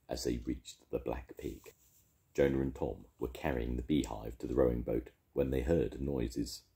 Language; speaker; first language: English; native; English